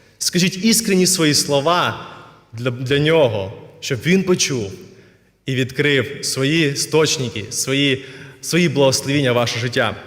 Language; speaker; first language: Ukrainian; non-native, local second language; Russian